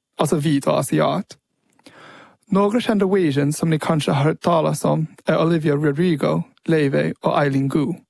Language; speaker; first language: Swedish; early bilingual, heritage; Swedish